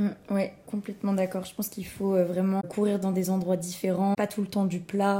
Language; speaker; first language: French; native; French